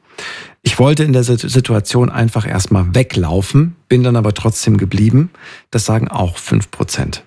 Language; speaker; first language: German; native; German